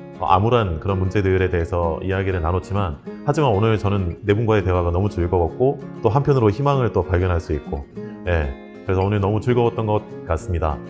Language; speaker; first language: Korean; native; Korean